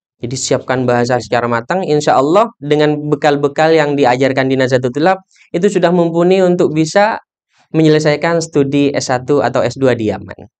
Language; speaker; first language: Indonesian; non-native, local second language; Madurese